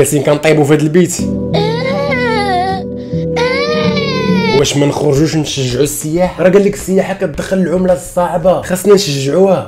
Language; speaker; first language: Arabic; native; Arabic